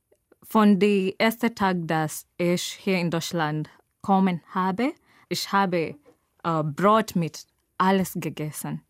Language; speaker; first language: German; non-native, learner; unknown